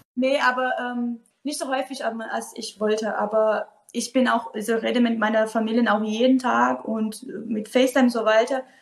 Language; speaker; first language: German; non-native, fluent; Portuguese